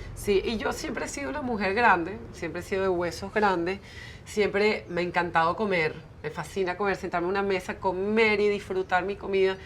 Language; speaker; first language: Spanish; early bilingual, heritage; Spanish